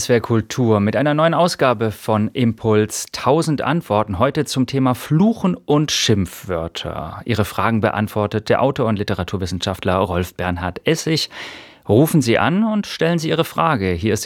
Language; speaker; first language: German; native; German